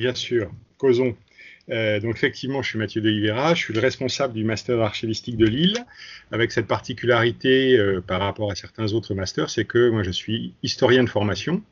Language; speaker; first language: French; native; French